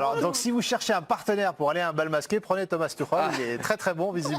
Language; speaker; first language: French; native; French